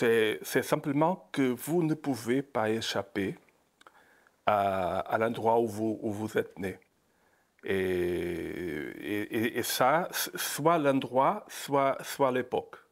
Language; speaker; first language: French; non-native, fluent; Portuguese